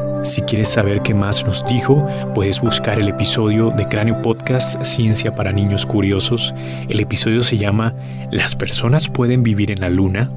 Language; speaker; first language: Spanish; native; Spanish